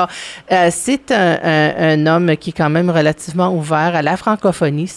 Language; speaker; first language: French; native; French